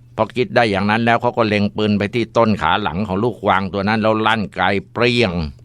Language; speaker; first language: Thai; native; Thai